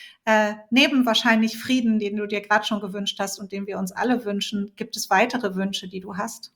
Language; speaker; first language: German; native; German